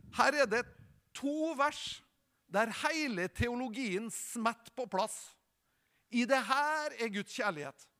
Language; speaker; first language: Norwegian; native; Norwegian